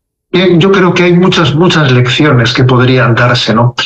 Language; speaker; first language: Spanish; native; Spanish